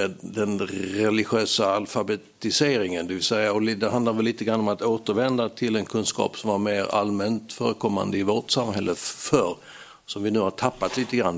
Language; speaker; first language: Swedish; native; Swedish